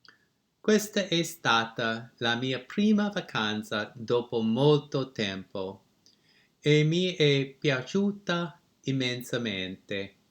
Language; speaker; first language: Italian; non-native, learner; English